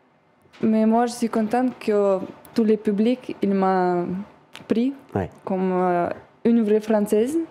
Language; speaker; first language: French; non-native, learner; Russian